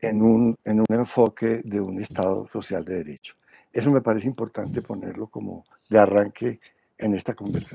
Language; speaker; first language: Spanish; native; Spanish